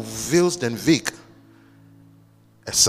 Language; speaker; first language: German; non-native, learner; Russian